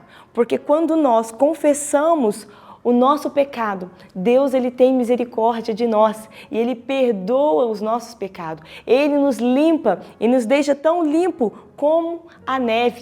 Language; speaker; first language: Portuguese; native; Portuguese